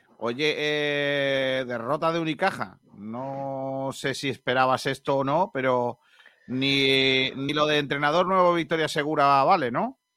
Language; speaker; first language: Spanish; native; Spanish